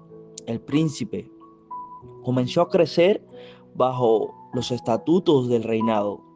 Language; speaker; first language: Spanish; native; Spanish